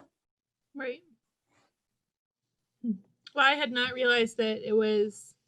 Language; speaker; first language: English; native; English